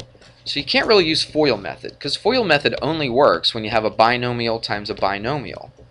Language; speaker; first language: English; native; English